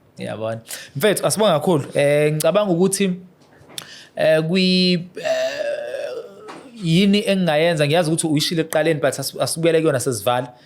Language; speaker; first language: Zulu; native; Zulu